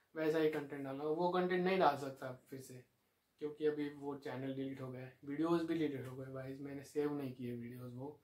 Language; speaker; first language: Hindi; non-native, local second language; Marathi